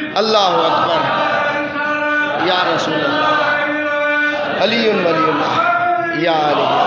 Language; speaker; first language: Urdu; non-native, local second language; Sindhi